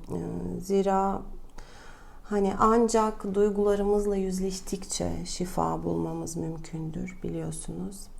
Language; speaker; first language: Turkish; non-native, fluent; Russian